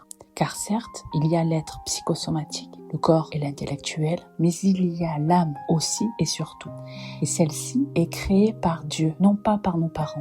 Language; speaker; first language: French; native; French